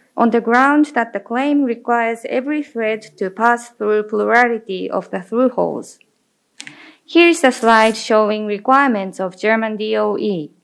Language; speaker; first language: English; non-native, fluent; Japanese